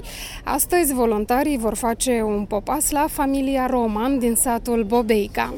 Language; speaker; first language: Romanian; native; Romanian